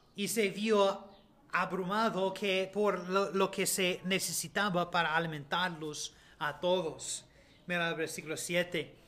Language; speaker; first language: Spanish; non-native, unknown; English